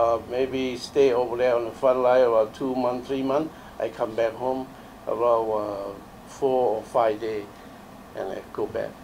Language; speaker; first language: English; non-native, learner; Lao